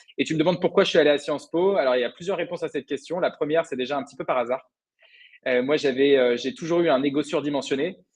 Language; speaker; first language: French; native; French